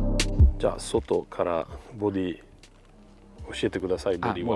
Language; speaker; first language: Japanese; non-native, fluent; English